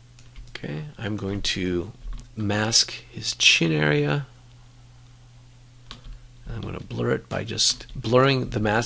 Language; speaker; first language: English; native; English